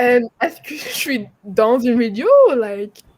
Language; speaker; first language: French; non-native, fluent; English